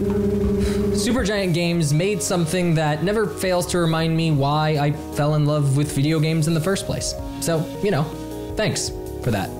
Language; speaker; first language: English; native; English